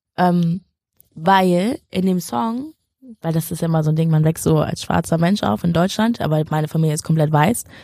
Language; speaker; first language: German; native; German